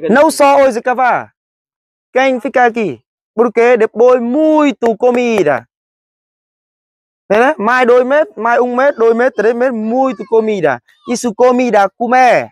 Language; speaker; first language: Portuguese; non-native, learner; Vietnamese